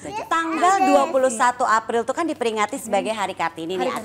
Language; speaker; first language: Indonesian; native; Indonesian